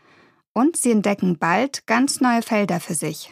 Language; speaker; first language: German; native; German